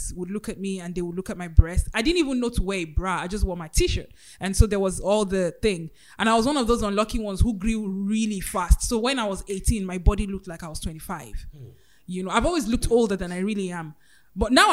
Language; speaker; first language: English; non-native, local second language; Yoruba